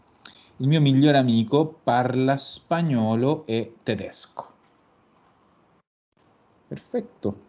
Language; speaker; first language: Italian; non-native, fluent; Spanish